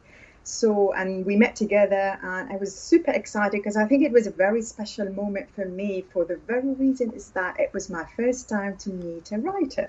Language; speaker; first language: English; non-native, fluent; Arabic